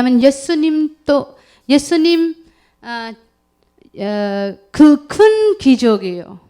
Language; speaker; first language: Korean; non-native, learner; Urdu